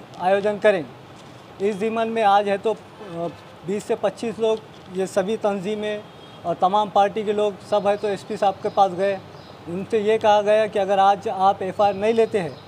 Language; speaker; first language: Hindi; non-native, local second language; Urdu